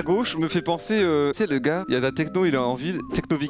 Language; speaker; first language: French; native; French